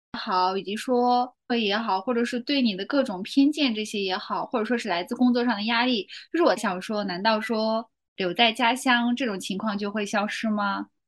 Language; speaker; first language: Chinese; native; Chinese